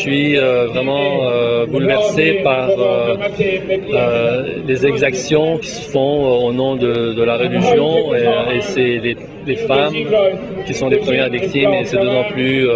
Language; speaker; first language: French; non-native, fluent; Persian